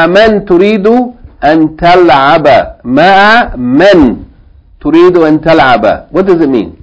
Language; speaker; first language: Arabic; non-native, fluent; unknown